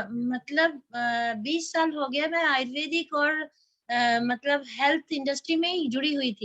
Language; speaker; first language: Hindi; non-native, local second language; Bangla